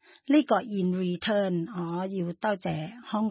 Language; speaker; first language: Chinese; non-native, fluent; Thai